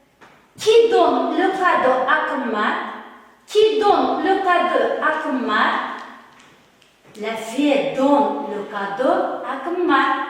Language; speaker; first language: French; non-native, fluent; Uzbek